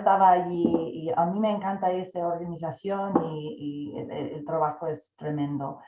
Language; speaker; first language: Spanish; non-native, fluent; English